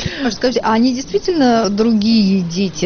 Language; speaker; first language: Russian; native; Russian